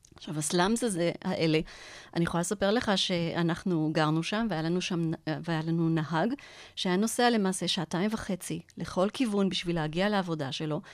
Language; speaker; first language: Hebrew; non-native, fluent; Arabic